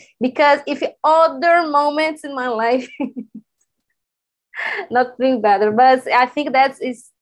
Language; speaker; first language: English; non-native, learner; Portuguese